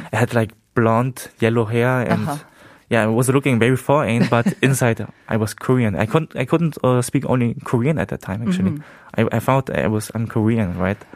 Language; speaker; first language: English; early bilingual, heritage; Korean